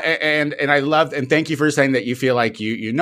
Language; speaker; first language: English; native; English